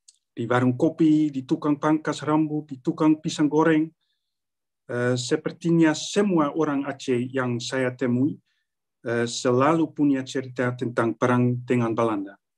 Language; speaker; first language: Indonesian; non-native, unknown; Dutch